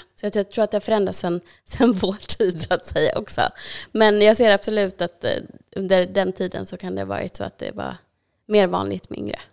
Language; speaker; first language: Swedish; native; Swedish